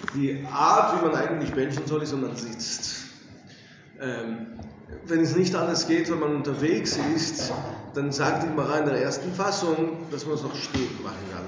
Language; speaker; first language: German; non-native, fluent; English